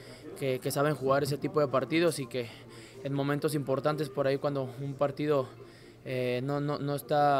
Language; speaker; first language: Spanish; native; Spanish